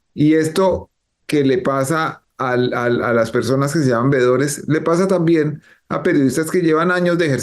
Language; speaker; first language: Spanish; native; Spanish